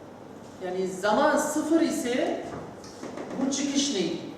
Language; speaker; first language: Turkish; non-native, learner; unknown